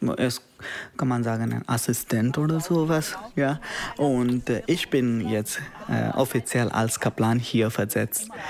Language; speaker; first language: German; non-native, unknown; Konkani